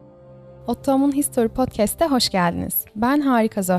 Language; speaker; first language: Turkish; native; Turkish